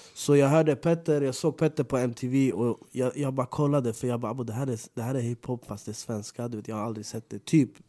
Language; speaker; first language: Swedish; early bilingual, other home language; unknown